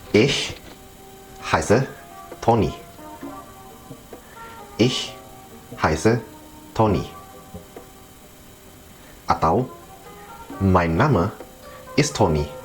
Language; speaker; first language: German; non-native, fluent; Indonesian